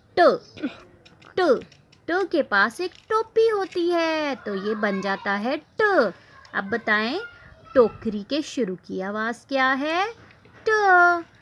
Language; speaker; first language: Urdu; native; Urdu